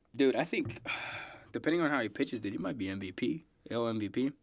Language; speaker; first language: English; native; English